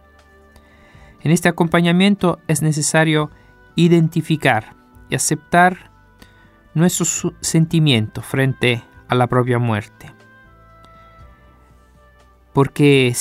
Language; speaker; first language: Spanish; non-native, fluent; Italian